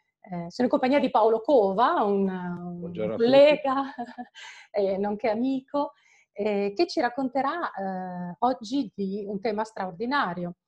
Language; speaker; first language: Italian; native; Italian